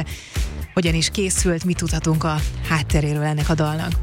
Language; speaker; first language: Hungarian; native; Hungarian